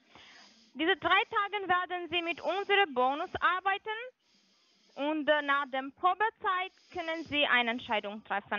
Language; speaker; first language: German; non-native, fluent; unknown